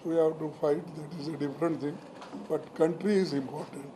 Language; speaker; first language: English; non-native, local second language; Kannada